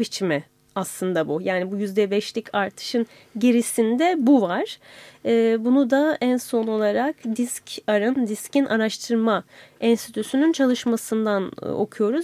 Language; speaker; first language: Turkish; native; Turkish